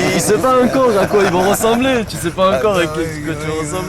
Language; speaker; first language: French; non-native, fluent; Persian